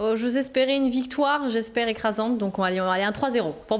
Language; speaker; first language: French; native; French